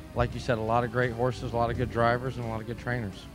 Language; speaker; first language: English; native; English